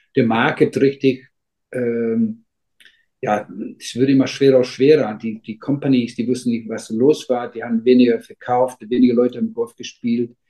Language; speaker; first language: German; non-native, fluent; Icelandic